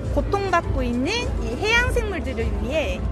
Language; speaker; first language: Korean; native; Korean